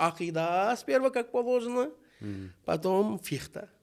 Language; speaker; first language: Russian; non-native, local second language; Kazakh